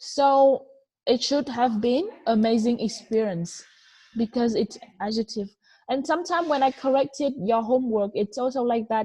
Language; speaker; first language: English; non-native, fluent; Vietnamese